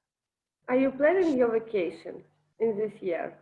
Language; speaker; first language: English; non-native, learner; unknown